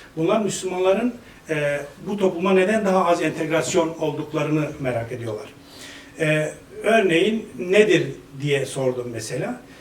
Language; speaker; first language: Turkish; native; Turkish